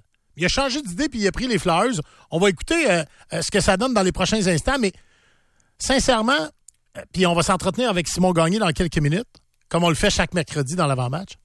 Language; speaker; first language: French; native; French